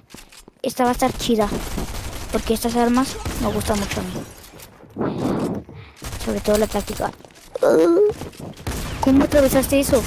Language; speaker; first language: Spanish; native; Spanish